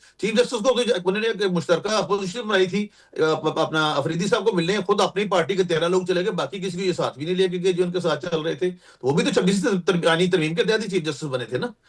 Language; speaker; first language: Urdu; non-native, local second language; Punjabi